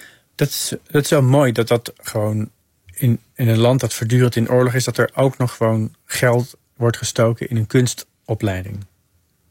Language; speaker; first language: Dutch; native; Dutch